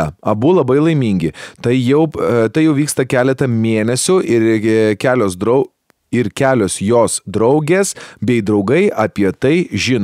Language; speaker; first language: Lithuanian; native; Lithuanian